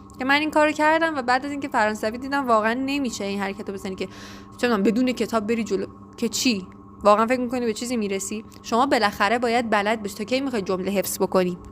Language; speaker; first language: Persian; native; Persian